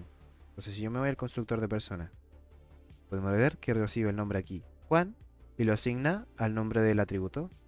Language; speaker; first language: Spanish; native; Spanish